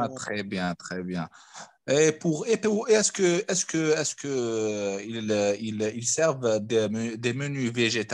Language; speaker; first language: French; non-native, fluent; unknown